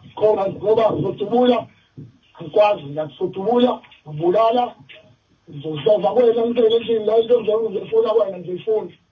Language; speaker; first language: Zulu; native; Zulu